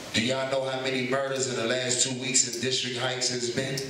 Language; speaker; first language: English; native; English